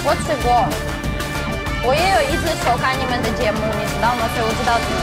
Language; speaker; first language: Chinese; non-native, fluent; Russian